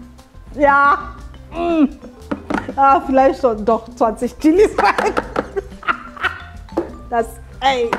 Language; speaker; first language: German; non-native, fluent; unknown